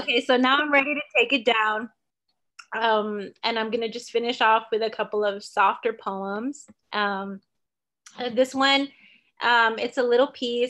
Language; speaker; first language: English; early bilingual, other home language; Spanish